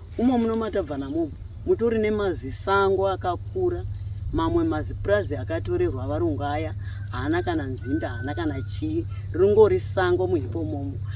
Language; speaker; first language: Shona; non-native, local second language; Tsonga